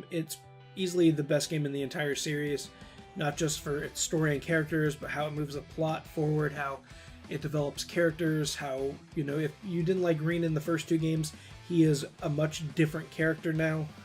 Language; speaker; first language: English; native; English